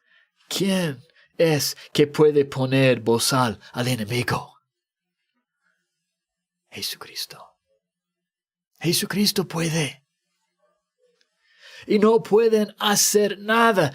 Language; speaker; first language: Spanish; non-native, fluent; English